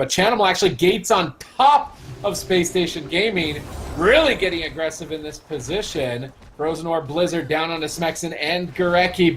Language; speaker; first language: English; native; English